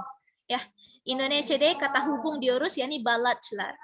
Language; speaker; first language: Indonesian; non-native, fluent; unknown